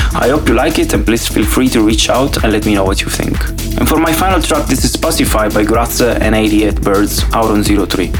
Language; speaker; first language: English; non-native, fluent; Italian